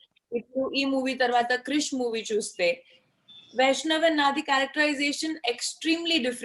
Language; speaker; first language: Telugu; non-native, learner; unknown